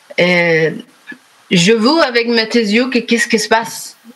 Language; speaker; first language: French; non-native, learner; Persian